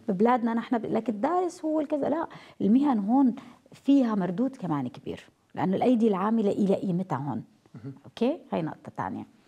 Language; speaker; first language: Arabic; native; Arabic